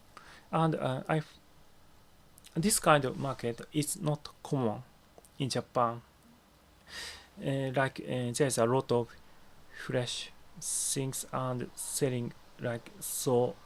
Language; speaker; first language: English; non-native, learner; Japanese